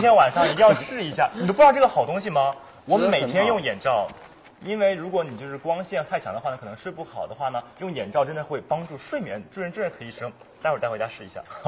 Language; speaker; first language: Chinese; native; Chinese